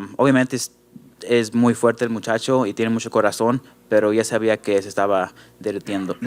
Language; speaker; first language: Spanish; early bilingual, heritage; Spanish